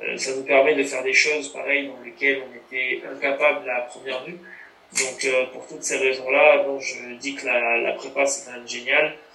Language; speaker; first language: French; native; French